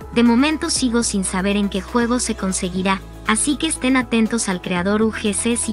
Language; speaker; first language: Spanish; native; Spanish